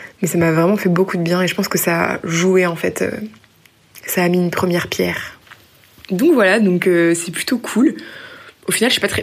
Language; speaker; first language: French; native; French